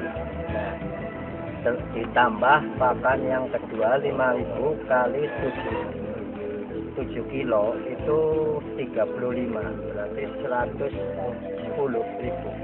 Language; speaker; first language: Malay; non-native, local second language; Javanese